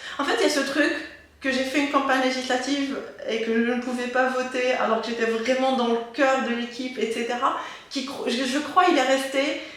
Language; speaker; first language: French; non-native, local second language; Arabic